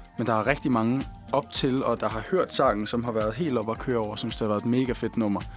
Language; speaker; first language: Danish; native; Danish